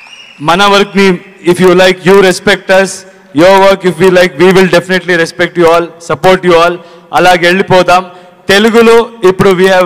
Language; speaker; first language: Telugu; non-native, learner; Kannada